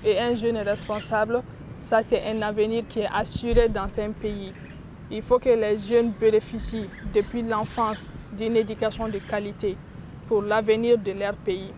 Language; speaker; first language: French; non-native, local second language; Bambara